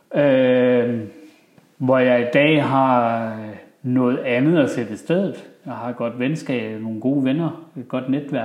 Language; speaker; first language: Danish; early bilingual, other home language; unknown